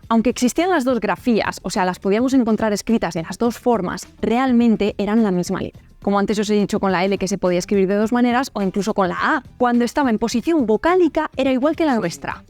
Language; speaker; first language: Spanish; native; Spanish